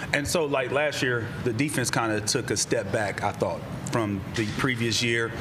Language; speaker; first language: English; native; English